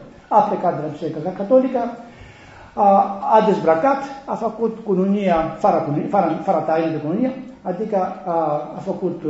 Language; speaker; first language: Romanian; non-native, learner; Greek